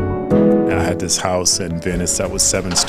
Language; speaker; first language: English; native; English